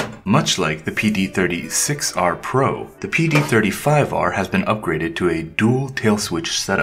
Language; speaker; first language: English; native; English